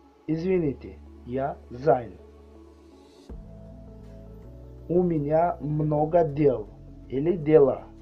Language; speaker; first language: Russian; non-native, learner; Tajik